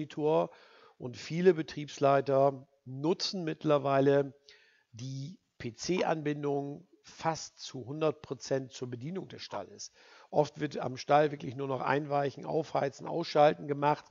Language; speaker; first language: German; native; German